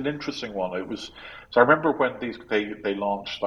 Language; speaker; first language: English; native; English